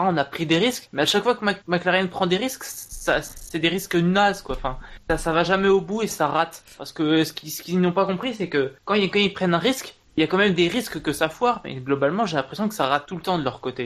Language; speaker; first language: French; native; French